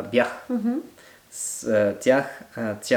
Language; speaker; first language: Bulgarian; non-native, learner; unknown